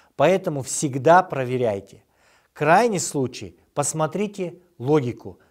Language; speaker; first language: Russian; non-native, local second language; Kyrgyz